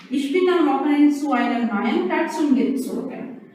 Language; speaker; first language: German; non-native, learner; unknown